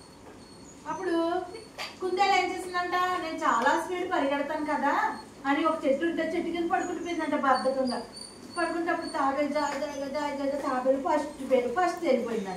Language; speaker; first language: Telugu; native; Telugu